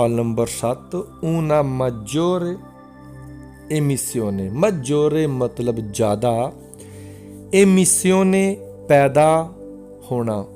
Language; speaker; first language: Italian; non-native, fluent; Punjabi